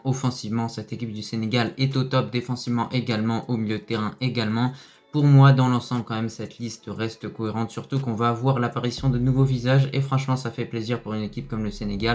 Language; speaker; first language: French; native; French